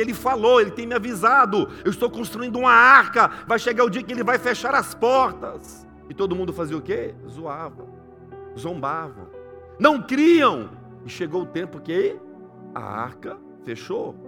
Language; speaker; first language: Portuguese; native; Portuguese